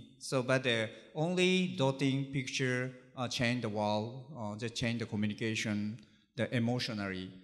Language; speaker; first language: English; non-native, learner; Japanese